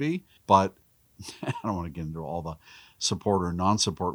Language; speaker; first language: English; native; English